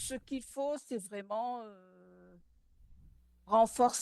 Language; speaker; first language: French; non-native, local second language; Malagasy